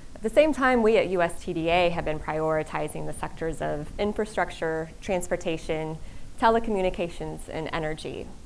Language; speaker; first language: English; native; English